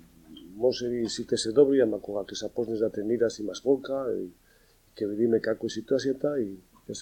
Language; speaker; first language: Macedonian; non-native, learner; Spanish